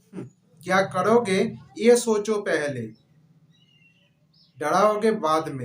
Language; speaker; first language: Hindi; non-native, local second language; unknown